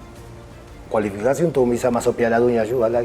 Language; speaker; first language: Indonesian; non-native, fluent; Spanish